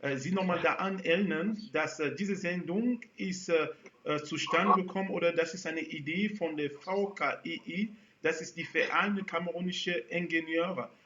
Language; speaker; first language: German; non-native, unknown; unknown